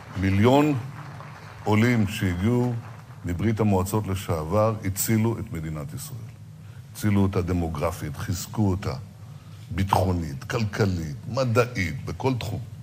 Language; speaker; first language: Hebrew; native; Hebrew